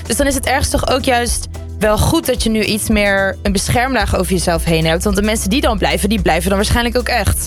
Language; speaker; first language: Dutch; native; Dutch